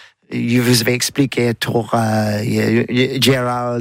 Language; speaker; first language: French; non-native, learner; English